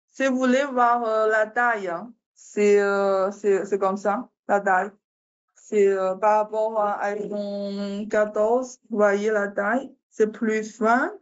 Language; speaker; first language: French; non-native, learner; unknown